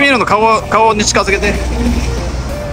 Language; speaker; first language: Japanese; native; Japanese